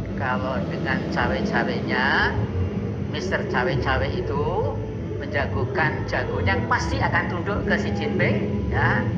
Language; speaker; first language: Indonesian; non-native, local second language; Javanese